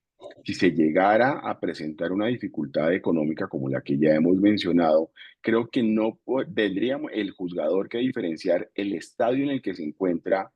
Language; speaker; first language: Spanish; native; Spanish